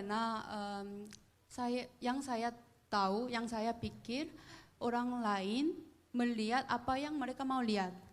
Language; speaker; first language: Indonesian; non-native, fluent; Korean